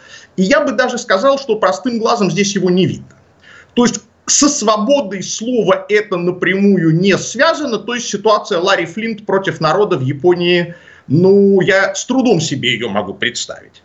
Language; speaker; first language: Russian; native; Russian